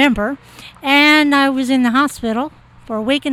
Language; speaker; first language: English; native; English